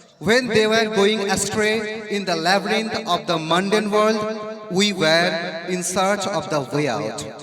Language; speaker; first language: English; non-native, local second language; Bangla